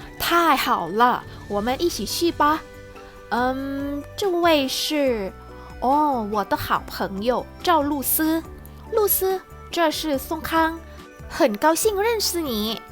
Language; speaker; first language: Chinese; non-native, fluent; Thai